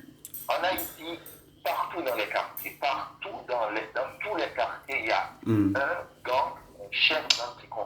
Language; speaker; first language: French; non-native, local second language; Haitian Creole